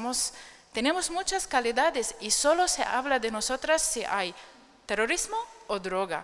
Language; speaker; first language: Spanish; non-native, fluent; Arabic